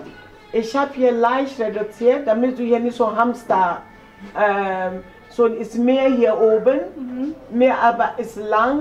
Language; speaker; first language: German; non-native, fluent; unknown